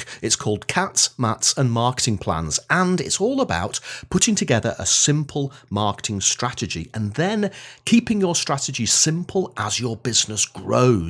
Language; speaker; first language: English; native; English